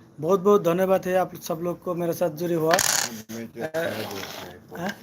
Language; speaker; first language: Hindi; non-native, learner; Bangla